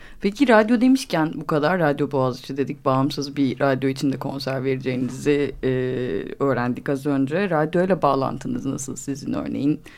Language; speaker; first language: Turkish; native; Turkish